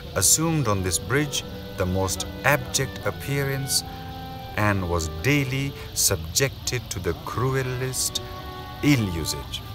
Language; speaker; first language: English; non-native, local second language; Hazaragi